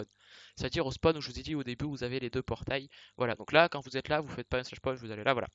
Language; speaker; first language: French; native; French